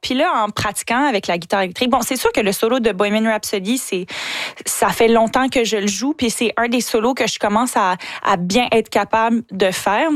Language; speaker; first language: French; native; French